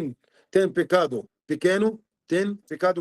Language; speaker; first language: Portuguese; non-native, fluent; Arabic